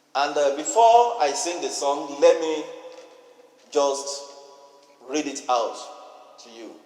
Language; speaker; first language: English; non-native, local second language; Yoruba